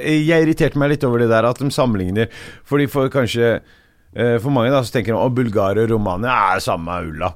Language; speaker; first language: Norwegian; early bilingual, other home language; Arabic